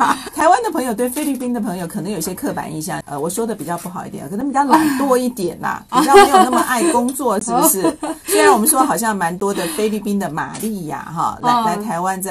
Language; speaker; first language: Chinese; native; Chinese